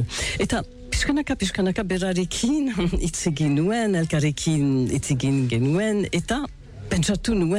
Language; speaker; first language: Basque; non-native, learner; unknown